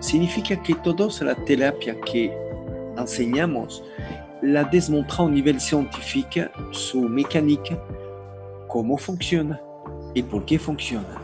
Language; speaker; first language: Spanish; non-native, learner; French